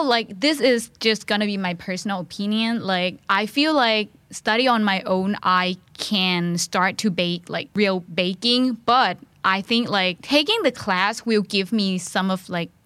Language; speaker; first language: English; non-native, fluent; Thai